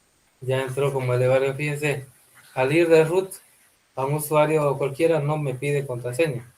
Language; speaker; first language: Spanish; native; Spanish